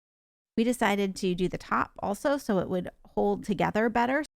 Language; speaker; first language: English; native; English